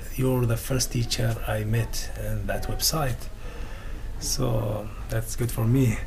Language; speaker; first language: English; non-native, learner; Arabic